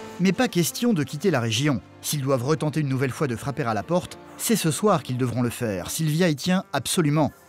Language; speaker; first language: French; native; French